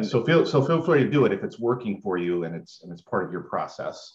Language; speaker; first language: English; native; English